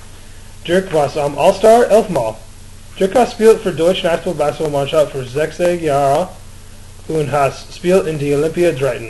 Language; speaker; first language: German; non-native, learner; English